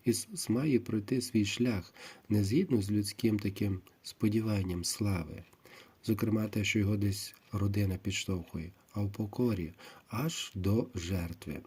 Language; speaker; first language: Ukrainian; native; Ukrainian